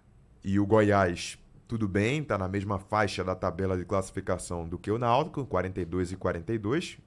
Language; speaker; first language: Portuguese; native; Portuguese